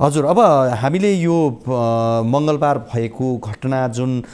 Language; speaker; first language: Nepali; native; Nepali